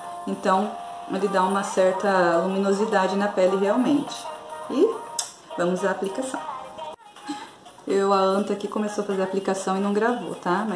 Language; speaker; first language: Portuguese; native; Portuguese